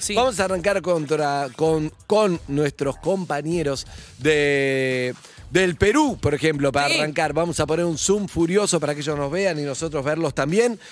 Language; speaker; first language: Spanish; native; Spanish